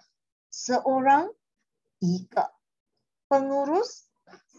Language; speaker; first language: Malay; non-native, local second language; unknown